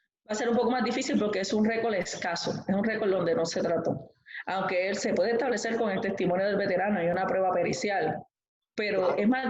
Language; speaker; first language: Spanish; native; Spanish